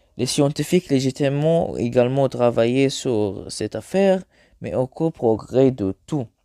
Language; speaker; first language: French; non-native, learner; Arabic